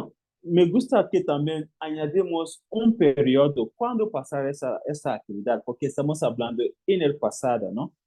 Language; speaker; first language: Spanish; non-native, fluent; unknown